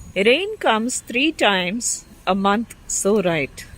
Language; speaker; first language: English; non-native, local second language; Tamil